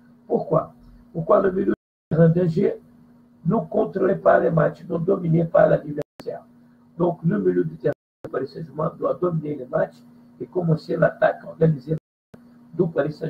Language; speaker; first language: French; non-native, fluent; Portuguese